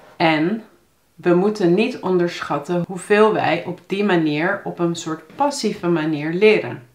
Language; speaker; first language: Dutch; native; Dutch